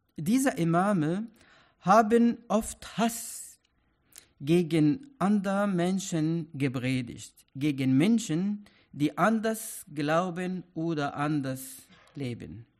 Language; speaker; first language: German; non-native, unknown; Arabic